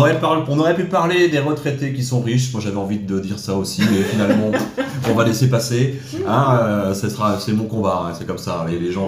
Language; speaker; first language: French; native; French